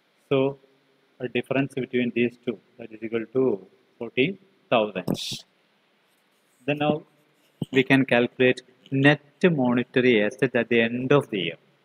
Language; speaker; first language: English; non-native, local second language; Malayalam